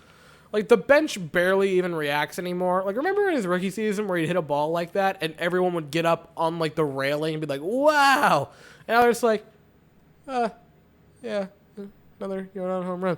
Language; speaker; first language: English; native; English